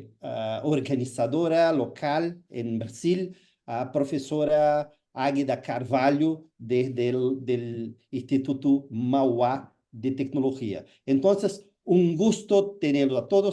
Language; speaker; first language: Spanish; non-native, fluent; Portuguese